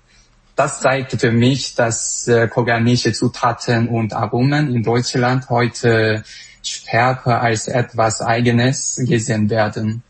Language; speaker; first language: German; non-native, fluent; Korean